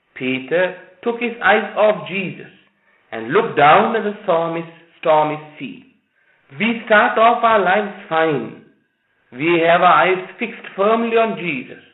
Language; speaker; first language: English; non-native, local second language; Sinhala